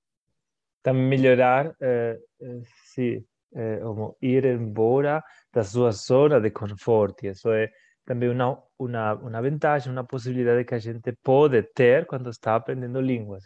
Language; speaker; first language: Portuguese; non-native, fluent; Spanish